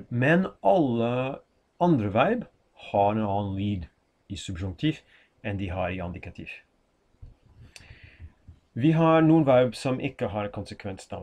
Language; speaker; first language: Norwegian; non-native, fluent; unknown